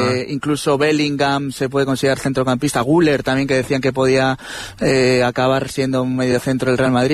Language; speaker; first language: Spanish; native; Spanish